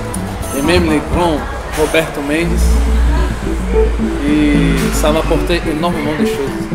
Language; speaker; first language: French; non-native, fluent; Portuguese